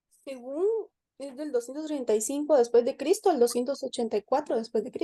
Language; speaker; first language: Spanish; native; Spanish